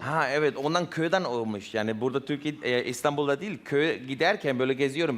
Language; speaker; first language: Turkish; non-native, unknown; Spanish